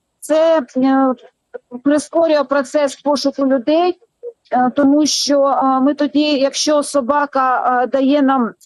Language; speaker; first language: Ukrainian; native; Ukrainian